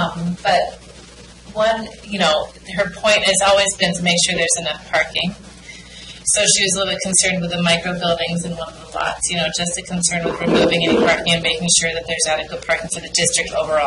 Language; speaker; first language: English; native; English